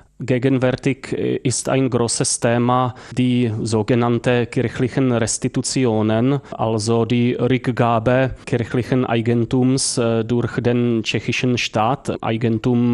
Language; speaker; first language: German; non-native, fluent; Czech